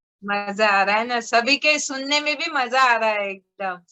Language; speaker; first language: Hindi; native; Hindi